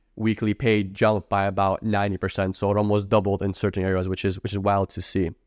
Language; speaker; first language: English; native; English